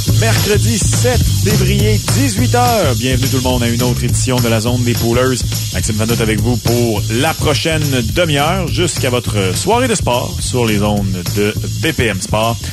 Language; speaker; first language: French; native; French